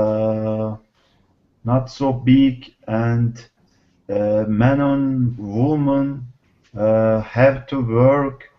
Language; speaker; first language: English; non-native, learner; Turkish